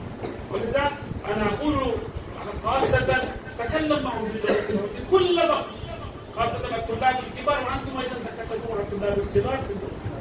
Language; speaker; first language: Arabic; non-native, fluent; Urdu